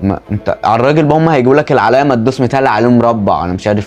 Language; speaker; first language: Arabic; native; Arabic